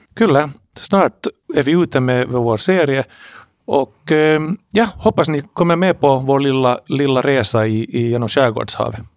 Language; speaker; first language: Swedish; non-native, local second language; Finnish